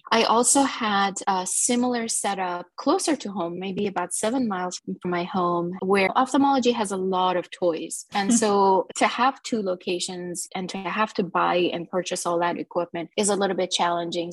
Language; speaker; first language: English; non-native, fluent; Persian